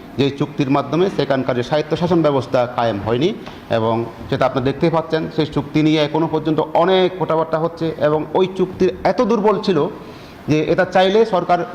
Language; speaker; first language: Bangla; non-native, local second language; Chakma